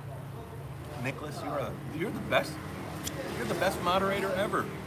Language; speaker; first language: English; native; English